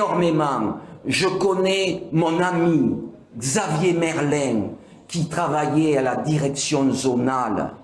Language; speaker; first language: French; native; French